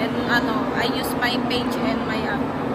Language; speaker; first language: English; non-native, local second language; Filipino